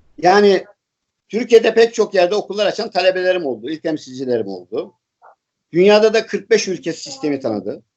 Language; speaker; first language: Turkish; native; Turkish